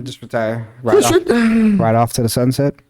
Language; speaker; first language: English; native; English